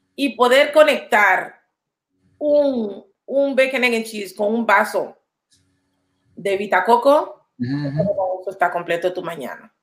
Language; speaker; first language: Spanish; native; Spanish